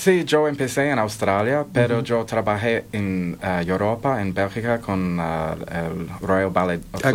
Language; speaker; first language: Spanish; non-native, learner; English